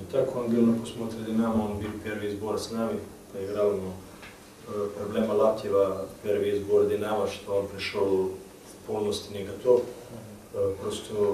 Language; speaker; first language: Russian; non-native, learner; Serbian